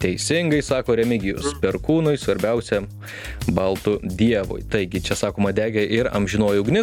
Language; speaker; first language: Lithuanian; native; Lithuanian